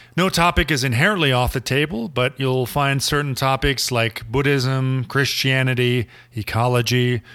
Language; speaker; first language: English; non-native, fluent; German